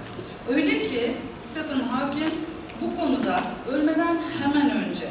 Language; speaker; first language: Turkish; native; Turkish